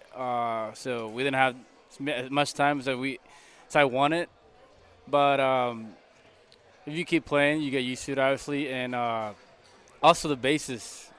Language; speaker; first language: English; non-native, fluent; Spanish